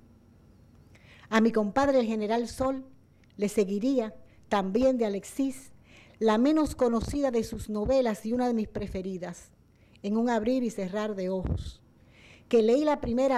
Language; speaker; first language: Spanish; native; Spanish